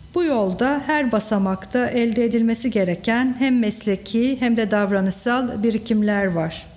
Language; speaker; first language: Turkish; native; Turkish